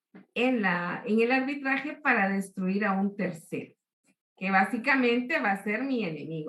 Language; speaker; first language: Spanish; native; Spanish